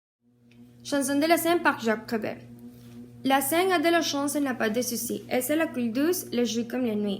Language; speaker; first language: French; non-native, learner; Spanish